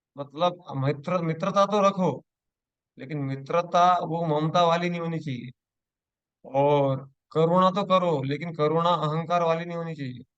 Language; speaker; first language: Hindi; non-native, local second language; Marathi